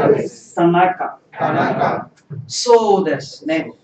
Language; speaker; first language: Japanese; non-native, fluent; Tamil